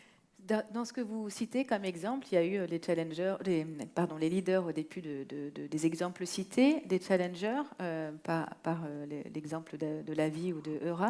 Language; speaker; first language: French; native; French